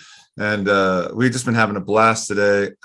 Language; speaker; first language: English; native; English